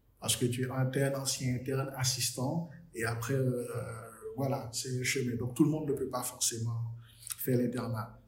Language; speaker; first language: French; non-native, local second language; Haitian Creole